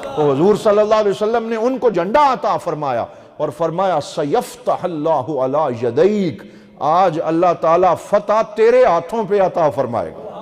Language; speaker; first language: Urdu; non-native, local second language; Punjabi